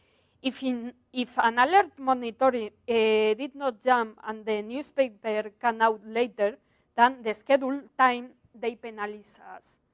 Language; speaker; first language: English; non-native, learner; Spanish